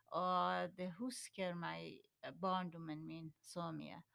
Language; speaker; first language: Norwegian; non-native, learner; Persian